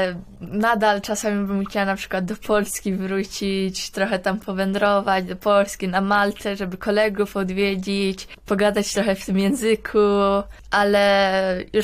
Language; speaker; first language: Polish; early bilingual, heritage; Polish